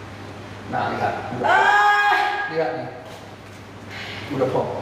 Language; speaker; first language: Indonesian; non-native, fluent; English